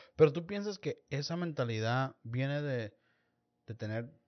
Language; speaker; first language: Spanish; early bilingual, heritage; Spanish